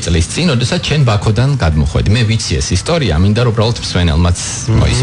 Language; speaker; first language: Georgian; native; Georgian